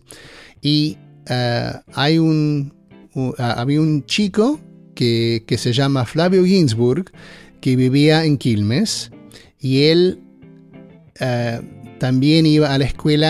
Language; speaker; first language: Spanish; native; Spanish